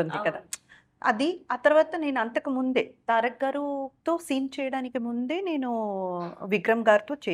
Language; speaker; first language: Telugu; native; Telugu